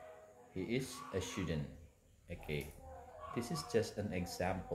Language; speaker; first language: English; non-native, fluent; Indonesian